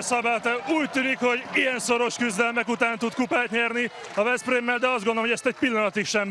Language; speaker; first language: Hungarian; native; Hungarian